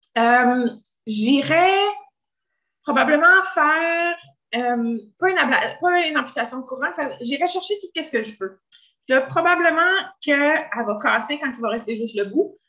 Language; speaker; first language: French; native; French